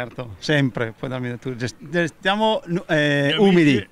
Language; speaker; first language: Italian; native; Italian